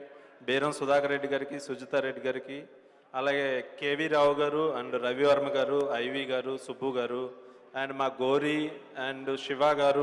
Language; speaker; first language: Telugu; native; Telugu